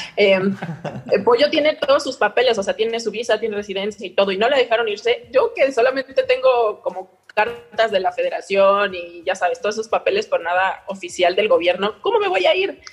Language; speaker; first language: Spanish; native; Spanish